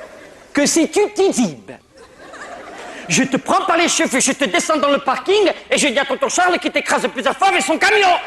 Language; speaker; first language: French; native; French